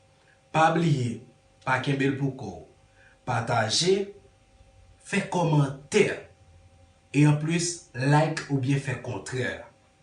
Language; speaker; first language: French; non-native, learner; Haitian Creole